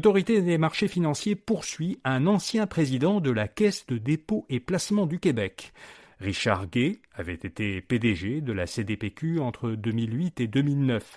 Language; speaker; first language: French; native; French